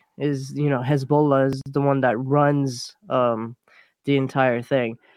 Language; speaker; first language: English; early bilingual, other home language; Persian